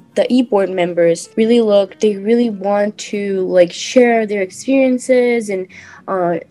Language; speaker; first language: English; non-native, fluent; Portuguese